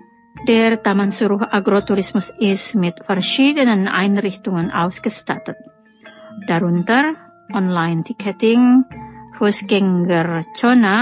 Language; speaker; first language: German; non-native, fluent; Indonesian